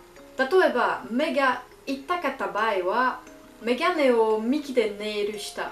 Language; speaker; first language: Japanese; non-native, learner; French